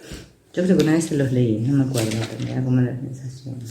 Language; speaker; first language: Spanish; native; Spanish